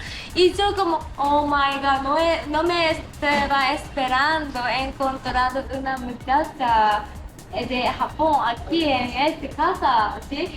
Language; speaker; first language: Spanish; non-native, learner; Japanese